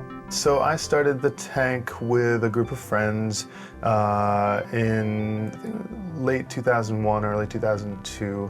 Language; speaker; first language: English; native; English